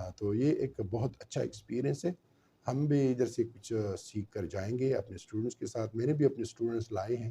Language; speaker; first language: Urdu; non-native, local second language; Pashto